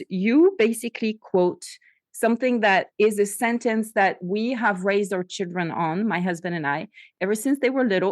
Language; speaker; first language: English; non-native, fluent; French